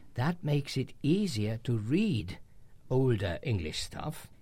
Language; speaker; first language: English; non-native, fluent; Hungarian